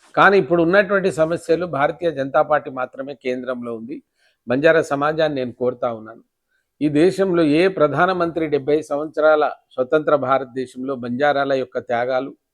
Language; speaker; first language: Telugu; non-native, local second language; Lambadi